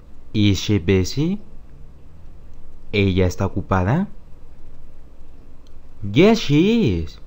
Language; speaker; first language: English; non-native, fluent; Spanish